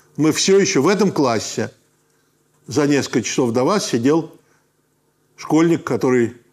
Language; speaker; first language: Russian; native; Russian